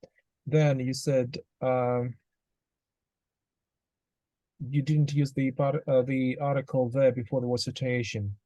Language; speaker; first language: English; non-native, fluent; Russian